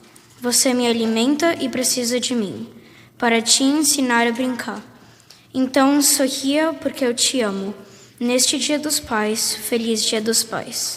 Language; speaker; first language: Portuguese; early bilingual, heritage; Portuguese